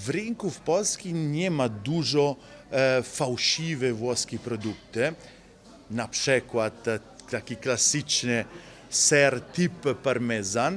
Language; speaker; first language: Polish; non-native, learner; Italian